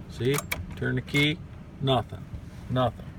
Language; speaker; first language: English; native; English